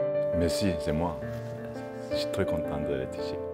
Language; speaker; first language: French; non-native, fluent; Japanese